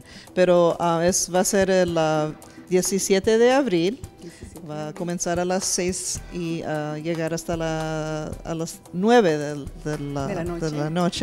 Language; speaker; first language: Spanish; early bilingual, heritage; English